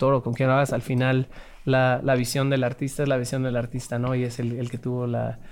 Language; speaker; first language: Spanish; native; Spanish